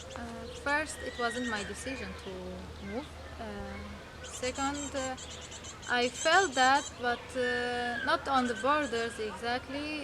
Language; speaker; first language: English; non-native, fluent; Arabic